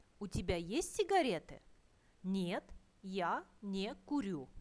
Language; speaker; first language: Russian; non-native, fluent; Turkish